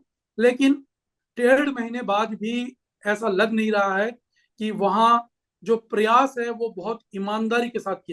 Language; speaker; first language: Hindi; native; Hindi